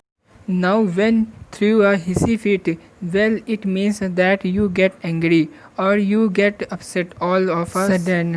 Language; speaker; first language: English; non-native, local second language; Hindi